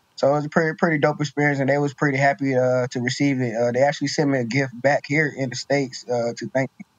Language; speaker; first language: English; native; English